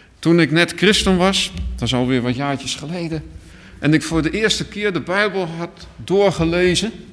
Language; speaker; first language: Dutch; native; Dutch